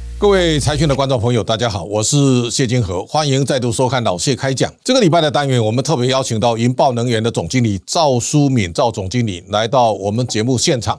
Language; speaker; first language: Chinese; native; Chinese